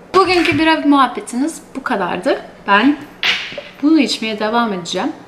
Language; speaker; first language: Turkish; early bilingual, heritage; Turkish